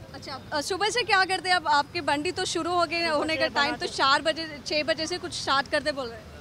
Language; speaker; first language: Hindi; non-native, local second language; Telugu